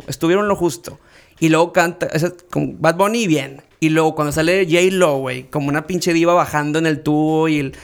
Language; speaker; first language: Spanish; native; Spanish